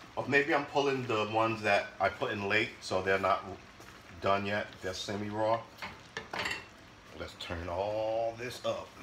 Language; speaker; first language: English; native; English